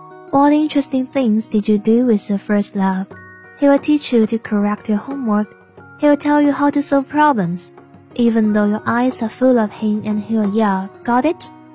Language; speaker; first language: English; non-native, fluent; Chinese